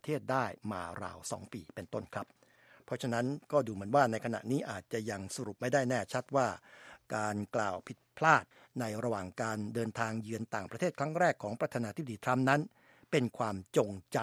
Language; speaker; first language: Thai; native; Thai